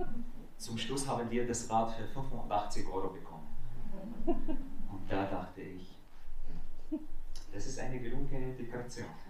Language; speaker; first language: German; non-native, fluent; Arabic